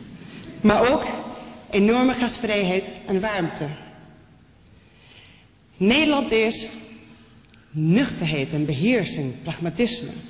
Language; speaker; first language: Dutch; non-native, fluent; Spanish